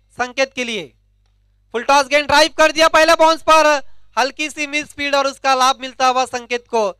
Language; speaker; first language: Hindi; non-native, local second language; Marathi